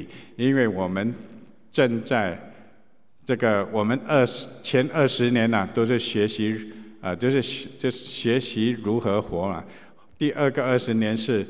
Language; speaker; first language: Chinese; native; Chinese